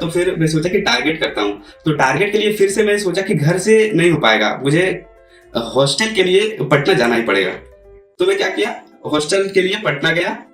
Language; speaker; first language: Hindi; native; Hindi